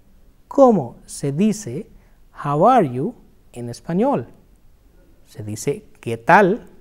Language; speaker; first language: Spanish; non-native, fluent; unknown